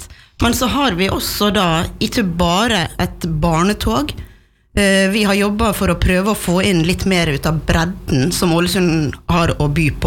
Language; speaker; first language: Norwegian; native; Norwegian